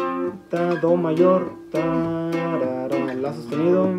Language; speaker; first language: Spanish; native; Spanish